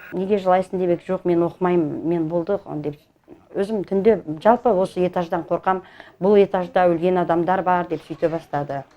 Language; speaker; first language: Kazakh; native; Kazakh